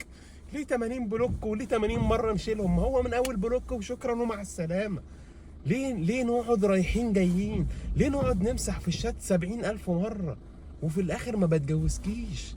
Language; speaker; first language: Arabic; native; Arabic